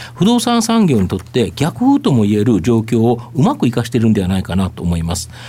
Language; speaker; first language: Japanese; native; Japanese